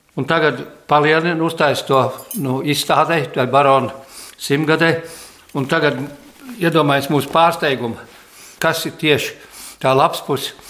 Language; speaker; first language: Latvian; early bilingual, heritage; Latvian